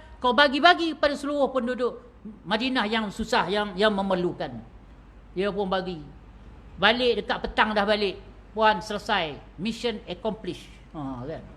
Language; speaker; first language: Malay; native; Malay